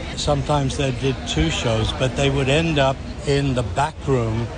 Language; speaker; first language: English; early bilingual, other home language; Swedish